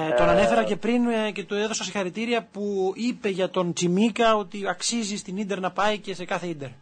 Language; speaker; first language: Greek; native; Greek